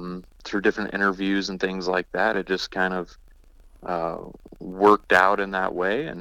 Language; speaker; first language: English; native; English